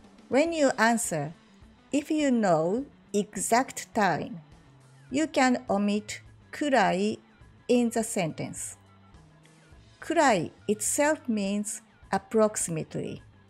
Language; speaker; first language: English; non-native, fluent; Japanese